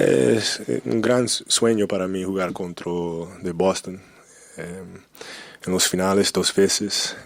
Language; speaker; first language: Spanish; non-native, fluent; English